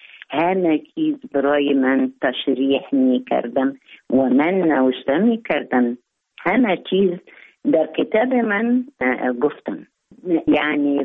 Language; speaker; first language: Persian; non-native, learner; Arabic